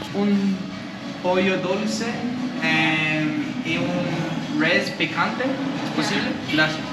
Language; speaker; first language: Spanish; non-native, learner; English